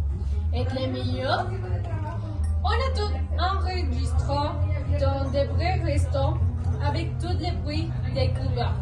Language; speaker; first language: French; non-native, learner; Spanish